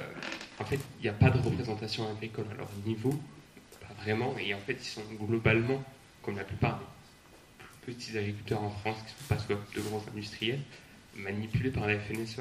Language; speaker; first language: French; native; French